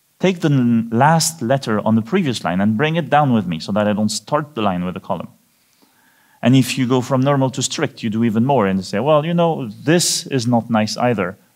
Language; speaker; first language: English; non-native, fluent; French